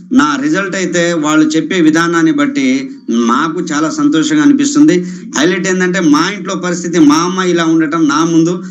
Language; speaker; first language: Telugu; non-native, local second language; Lambadi